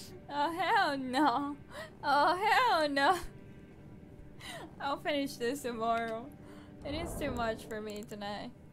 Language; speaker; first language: English; non-native, fluent; Portuguese